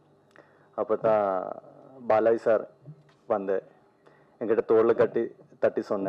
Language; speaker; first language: Tamil; non-native, learner; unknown